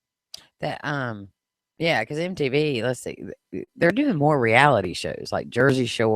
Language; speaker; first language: English; native; English